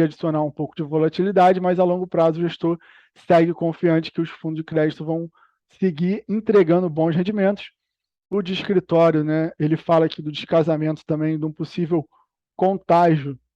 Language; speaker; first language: Portuguese; native; Portuguese